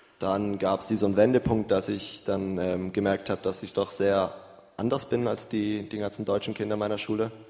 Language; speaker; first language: German; early bilingual, heritage; German